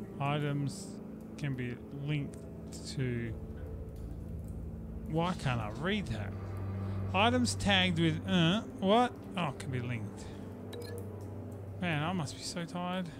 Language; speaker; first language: English; native; English